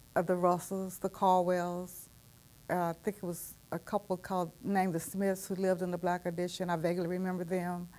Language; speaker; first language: English; native; English